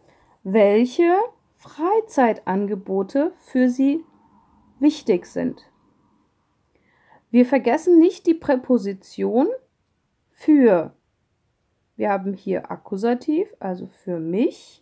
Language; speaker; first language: German; non-native, fluent; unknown